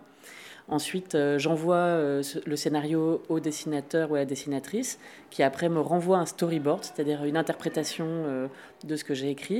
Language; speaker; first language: French; native; French